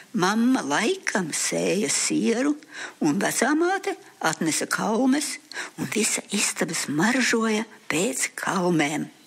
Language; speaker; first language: Latvian; early bilingual, heritage; Latvian